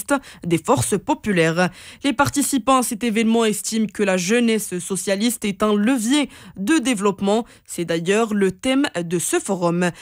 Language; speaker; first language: French; non-native, local second language; Arabic